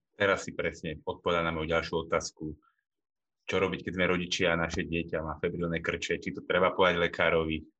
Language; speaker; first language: Slovak; native; Slovak